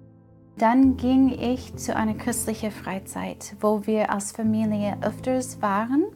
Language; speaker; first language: German; non-native, fluent; English